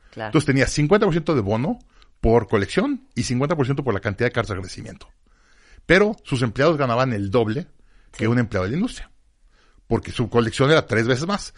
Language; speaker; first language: Spanish; native; Spanish